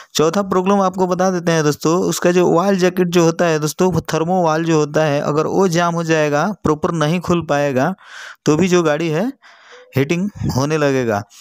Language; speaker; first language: Hindi; native; Hindi